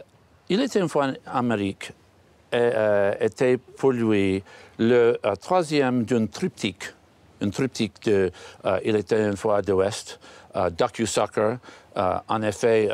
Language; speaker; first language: French; non-native, learner; English